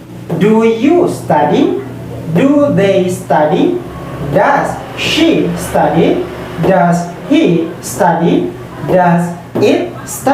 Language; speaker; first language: English; non-native, fluent; Indonesian